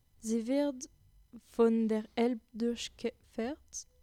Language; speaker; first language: German; non-native, learner; French